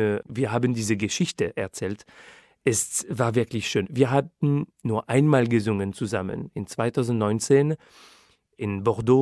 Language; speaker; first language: German; non-native, fluent; French